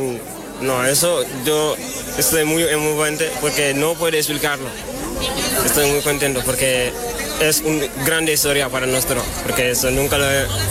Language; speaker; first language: Spanish; non-native, learner; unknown